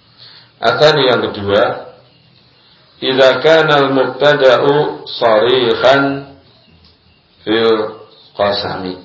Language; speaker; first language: Arabic; non-native, fluent; Indonesian